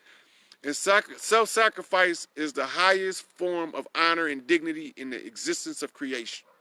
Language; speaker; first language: English; native; English